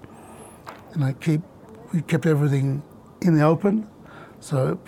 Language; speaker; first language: English; non-native, local second language; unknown